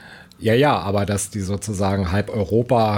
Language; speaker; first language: German; native; German